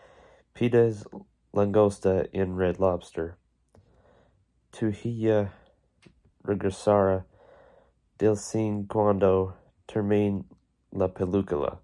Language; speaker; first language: Spanish; non-native, learner; English